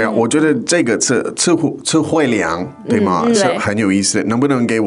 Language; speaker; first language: Chinese; non-native, fluent; English